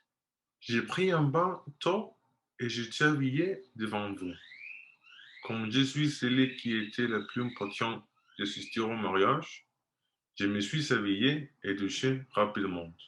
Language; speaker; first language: French; non-native, learner; Spanish